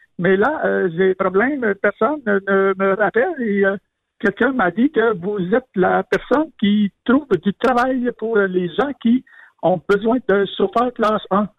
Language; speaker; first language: French; non-native, fluent; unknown